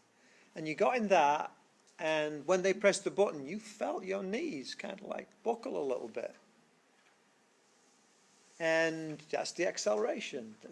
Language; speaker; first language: English; native; English